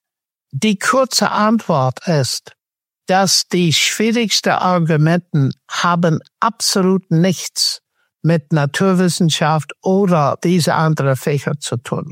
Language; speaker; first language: German; non-native, fluent; English